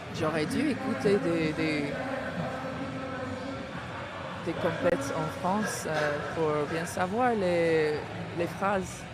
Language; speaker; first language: French; non-native, learner; English